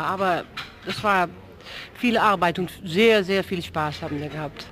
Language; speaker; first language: German; non-native, fluent; Dutch